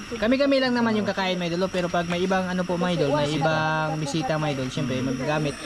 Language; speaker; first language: Filipino; non-native, local second language; Cebuano